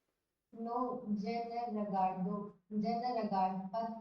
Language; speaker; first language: French; non-native, learner; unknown